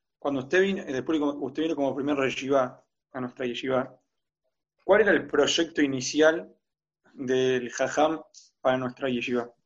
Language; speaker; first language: Spanish; native; Spanish